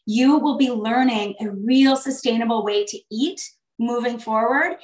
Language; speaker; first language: English; native; English